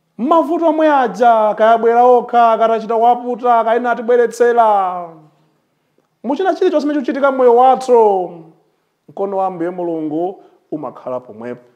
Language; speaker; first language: Nyanja; native; Nyanja